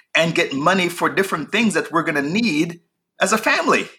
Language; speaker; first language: English; native; English